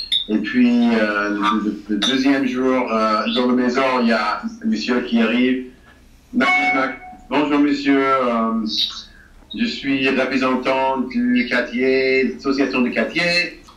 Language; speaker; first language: French; non-native, fluent; English